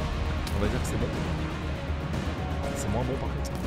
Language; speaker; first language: French; native; French